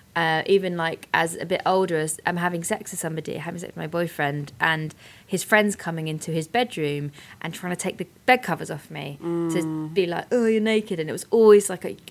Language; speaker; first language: English; native; English